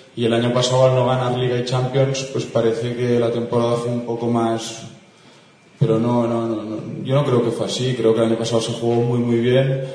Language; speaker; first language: Spanish; non-native, local second language; Catalan